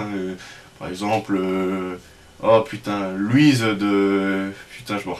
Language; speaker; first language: French; native; French